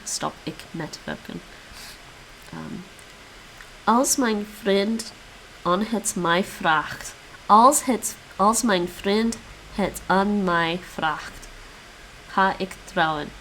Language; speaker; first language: Dutch; non-native, learner; English